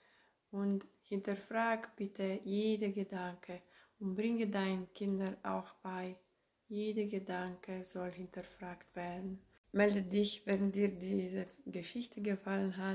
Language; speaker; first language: German; non-native, fluent; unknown